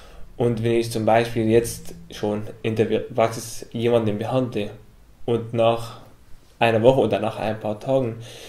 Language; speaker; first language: German; non-native, local second language; Arabic